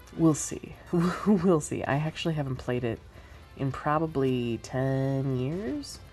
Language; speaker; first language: English; native; English